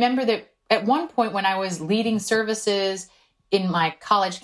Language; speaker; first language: English; non-native, fluent; Korean